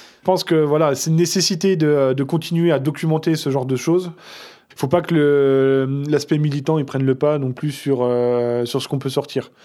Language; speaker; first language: French; native; French